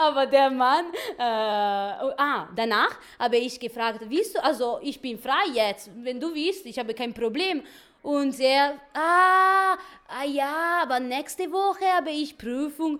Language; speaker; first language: German; non-native, learner; Italian